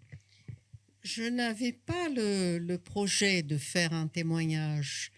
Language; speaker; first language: French; non-native, fluent; Portuguese